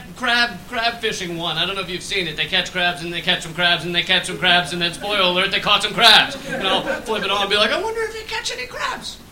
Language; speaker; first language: English; native; English